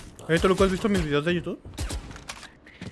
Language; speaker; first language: Spanish; native; Spanish